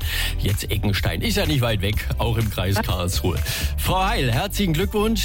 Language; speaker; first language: German; native; German